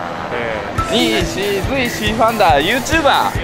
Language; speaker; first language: Chinese; non-native, learner; Japanese